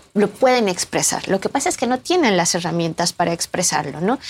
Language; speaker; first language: Spanish; native; Spanish